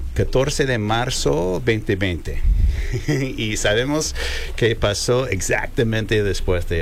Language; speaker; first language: Spanish; non-native, learner; English